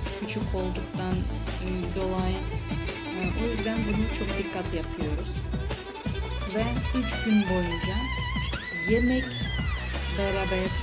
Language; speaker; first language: Turkish; non-native, learner; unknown